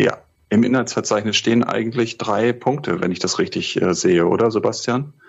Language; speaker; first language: German; native; German